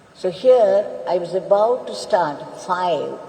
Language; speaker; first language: English; non-native, local second language; Tamil